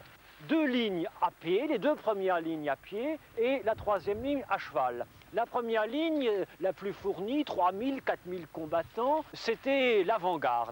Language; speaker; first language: French; native; French